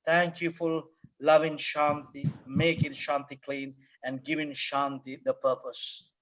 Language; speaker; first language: English; non-native, local second language; Sinhala